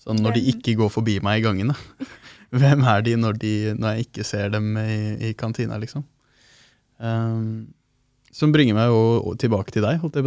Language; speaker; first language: Norwegian; native; Norwegian